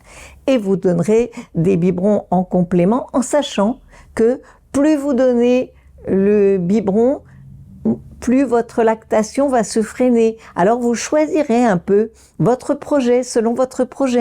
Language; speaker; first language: French; native; French